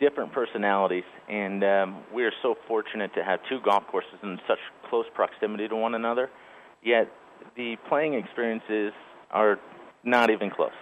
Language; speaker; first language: English; native; English